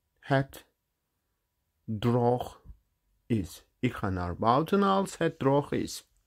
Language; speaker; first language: Dutch; non-native, learner; Turkish